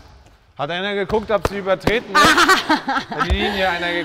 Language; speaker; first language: German; native; German